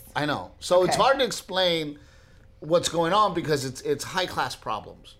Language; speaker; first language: English; native; English